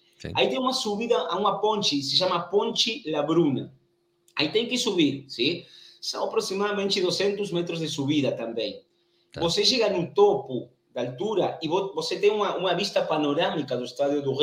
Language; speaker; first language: Portuguese; non-native, learner; Spanish